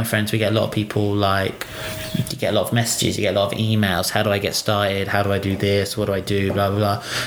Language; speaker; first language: English; native; English